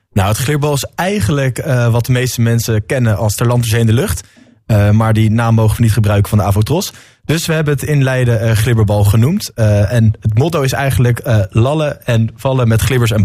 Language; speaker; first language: Dutch; native; Dutch